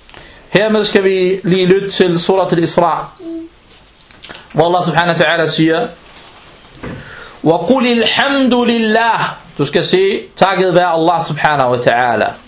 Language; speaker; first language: Danish; non-native, local second language; Arabic